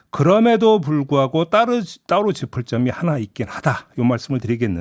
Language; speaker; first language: Korean; native; Korean